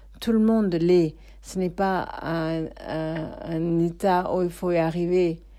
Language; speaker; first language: French; non-native, fluent; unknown